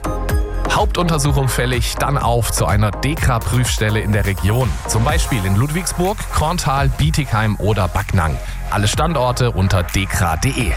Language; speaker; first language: German; native; German